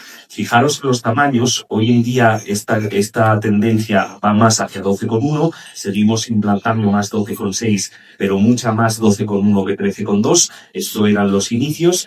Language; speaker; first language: Spanish; native; Spanish